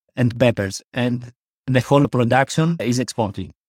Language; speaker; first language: English; non-native, learner; Greek